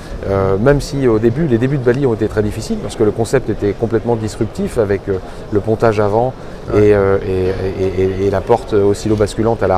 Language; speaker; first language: French; native; French